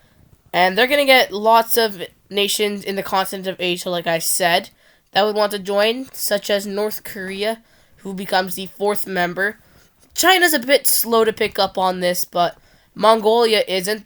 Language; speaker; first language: English; non-native, fluent; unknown